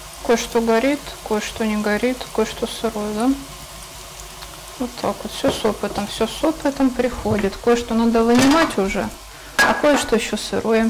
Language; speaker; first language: Russian; native; Russian